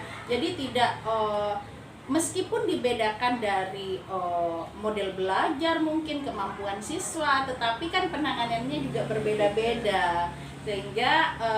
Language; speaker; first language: Indonesian; native; Indonesian